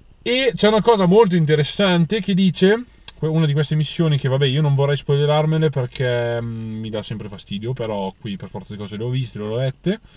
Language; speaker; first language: Italian; native; Italian